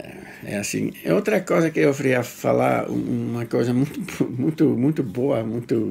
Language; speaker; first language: Portuguese; non-native, fluent; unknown